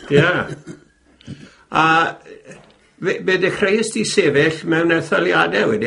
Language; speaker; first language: Welsh; native; Welsh